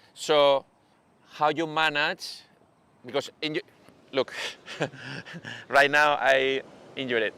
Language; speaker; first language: English; non-native, fluent; Spanish